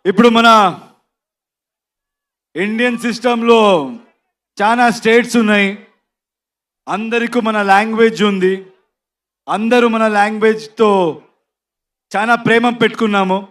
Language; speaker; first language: Telugu; non-native, local second language; Kannada